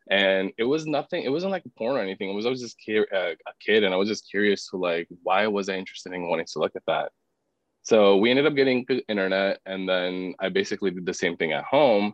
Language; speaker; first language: English; early bilingual, other home language; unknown